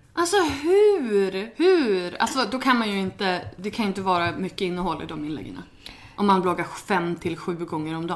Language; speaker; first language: Swedish; native; Swedish